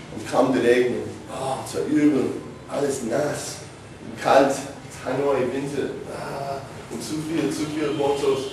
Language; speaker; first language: German; non-native, learner; English